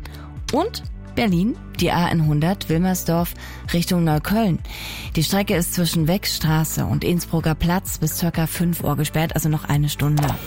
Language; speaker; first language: German; native; German